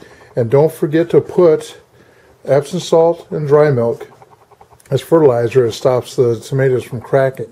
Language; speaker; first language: English; native; English